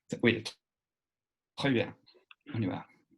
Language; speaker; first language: French; non-native, fluent; Spanish